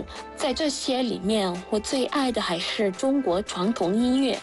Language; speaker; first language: Chinese; non-native, fluent; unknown